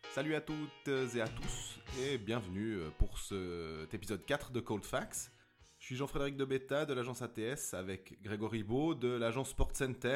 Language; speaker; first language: French; native; French